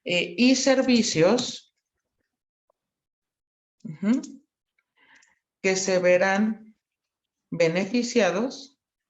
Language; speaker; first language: Spanish; native; Spanish